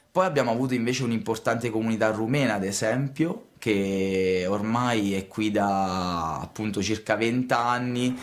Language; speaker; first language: Italian; native; Italian